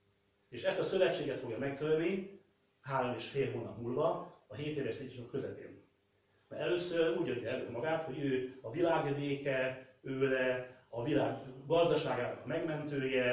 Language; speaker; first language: Hungarian; native; Hungarian